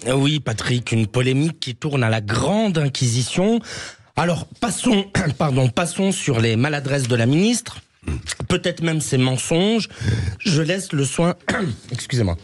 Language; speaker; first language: French; native; French